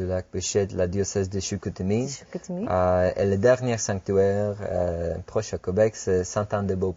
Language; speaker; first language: French; non-native, fluent; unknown